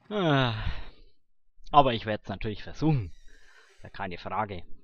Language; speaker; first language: German; native; German